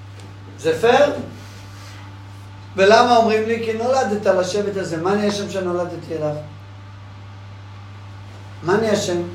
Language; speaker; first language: Hebrew; non-native, fluent; English